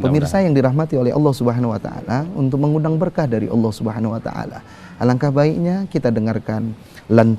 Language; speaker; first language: Indonesian; native; Indonesian